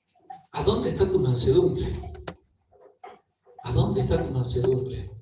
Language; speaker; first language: Spanish; native; Spanish